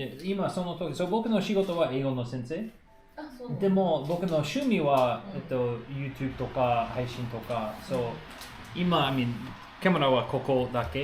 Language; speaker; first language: Japanese; non-native, learner; English